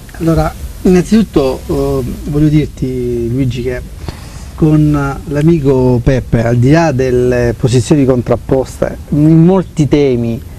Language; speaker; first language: Italian; native; Italian